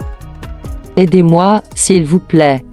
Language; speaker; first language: French; non-native, learner; Bangla